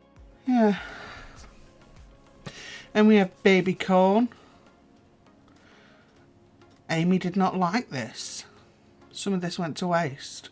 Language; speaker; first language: English; native; English